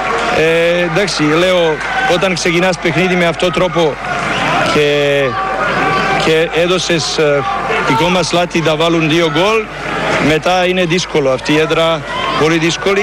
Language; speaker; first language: Greek; non-native, learner; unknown